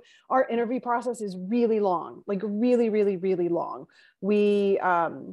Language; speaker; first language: English; non-native, fluent; Spanish